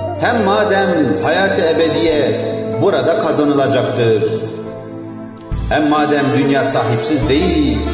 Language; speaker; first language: Turkish; native; Turkish